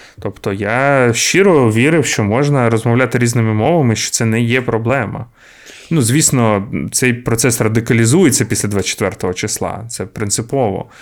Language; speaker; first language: Ukrainian; non-native, local second language; Russian